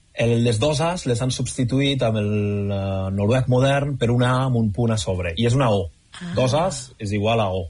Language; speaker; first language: Catalan; native; Catalan